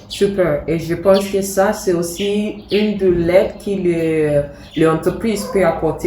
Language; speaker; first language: French; non-native, fluent; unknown